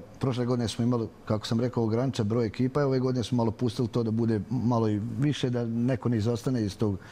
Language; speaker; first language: Croatian; native; Croatian